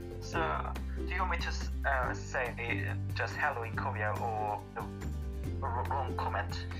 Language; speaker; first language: English; non-native, learner; Korean